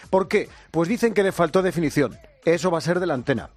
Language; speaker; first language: Spanish; native; Spanish